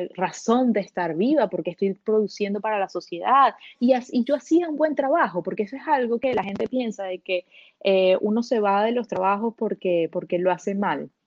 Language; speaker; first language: Spanish; native; Spanish